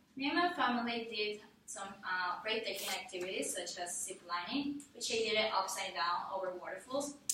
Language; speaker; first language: English; non-native, fluent; Spanish